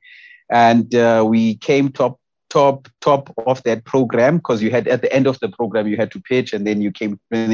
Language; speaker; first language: English; non-native, local second language; Xhosa